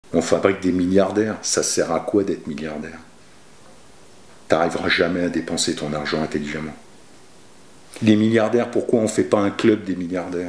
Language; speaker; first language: French; native; French